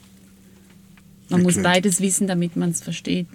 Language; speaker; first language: German; native; German